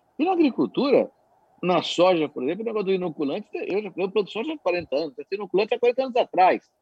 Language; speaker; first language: Portuguese; native; Portuguese